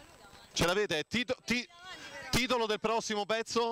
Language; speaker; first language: Italian; native; Italian